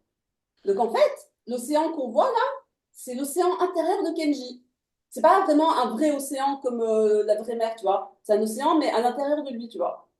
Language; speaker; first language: French; native; French